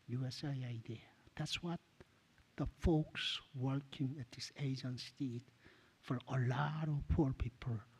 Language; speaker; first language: English; non-native, fluent; Korean